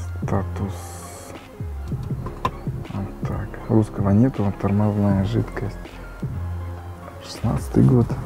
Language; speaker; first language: Russian; native; Russian